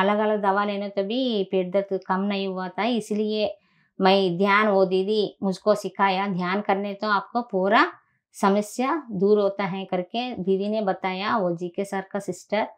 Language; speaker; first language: Hindi; non-native, local second language; Telugu